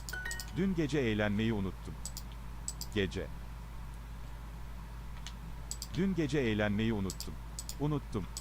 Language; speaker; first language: Turkish; non-native, learner; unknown